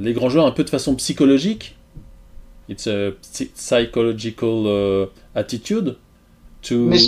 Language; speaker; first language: French; native; French